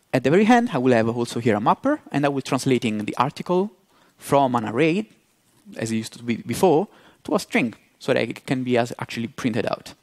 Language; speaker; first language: English; non-native, fluent; Italian